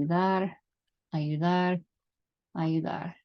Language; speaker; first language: Spanish; non-native, fluent; English